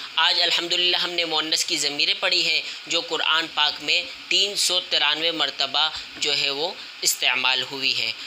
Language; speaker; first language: Urdu; native; Urdu